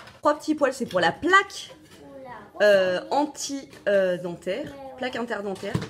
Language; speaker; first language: French; native; French